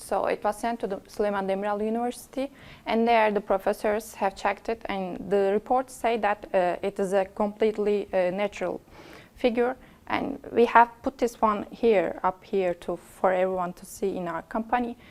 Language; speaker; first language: English; non-native, fluent; Turkish